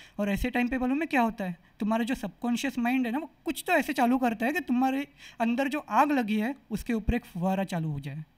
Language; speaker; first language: Hindi; non-native, local second language; Marathi